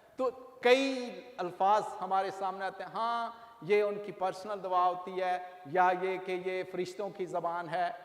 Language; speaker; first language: Urdu; non-native, local second language; Punjabi